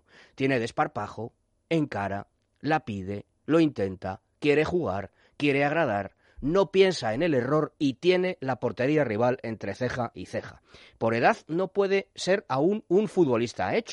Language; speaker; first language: Spanish; native; Spanish